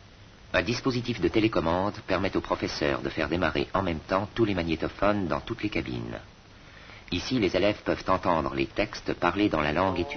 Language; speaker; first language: French; native; French